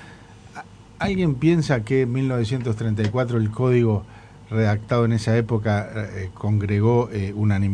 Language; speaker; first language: Spanish; native; Spanish